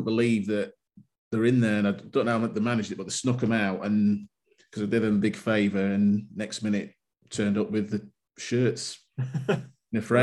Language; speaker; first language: English; native; English